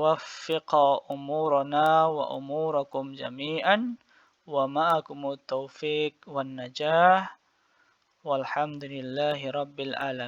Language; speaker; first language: Arabic; non-native, fluent; Indonesian